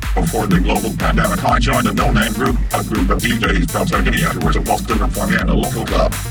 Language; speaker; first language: English; non-native, fluent; Italian